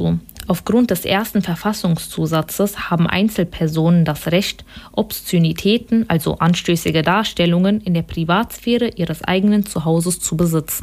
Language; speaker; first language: German; native; German